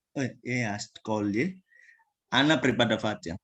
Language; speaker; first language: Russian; non-native, learner; Indonesian